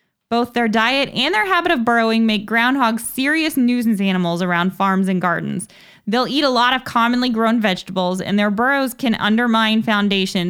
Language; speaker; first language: English; native; English